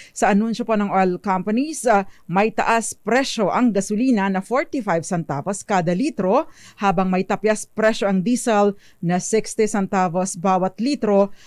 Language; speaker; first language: Filipino; native; Filipino